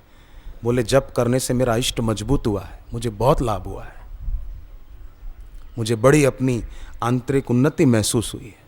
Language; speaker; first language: Hindi; native; Hindi